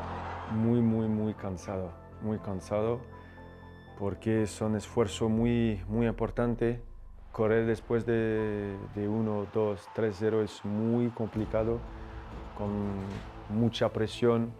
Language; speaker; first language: Spanish; non-native, fluent; French